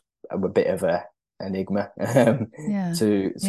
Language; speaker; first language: English; native; English